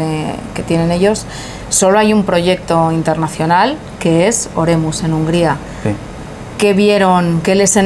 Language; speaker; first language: Spanish; native; Spanish